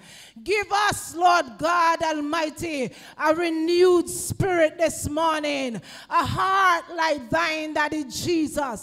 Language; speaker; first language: English; non-native, local second language; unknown